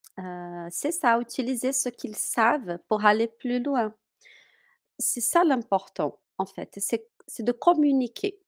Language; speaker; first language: French; non-native, fluent; Portuguese